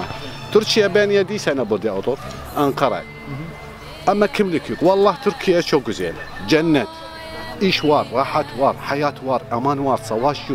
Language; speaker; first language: Turkish; non-native, learner; Arabic